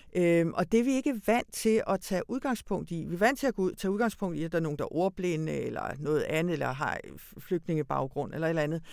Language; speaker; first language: Danish; early bilingual, other home language; Hungarian